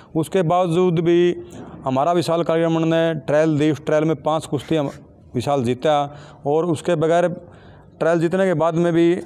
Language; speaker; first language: Hindi; native; Hindi